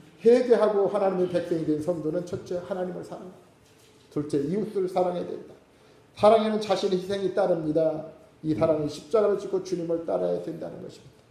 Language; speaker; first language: Korean; native; Korean